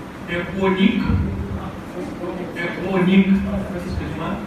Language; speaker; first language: French; non-native, local second language; Haitian Creole